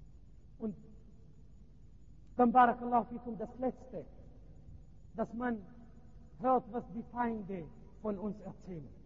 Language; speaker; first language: German; non-native, learner; Arabic